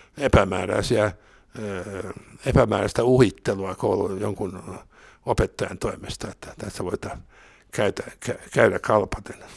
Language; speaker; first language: Finnish; non-native, local second language; Swedish